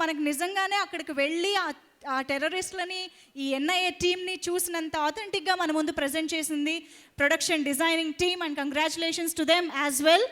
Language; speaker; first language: Telugu; native; Telugu